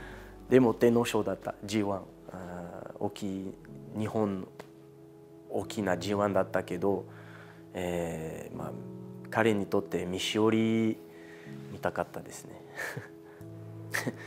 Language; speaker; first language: Japanese; non-native, fluent; French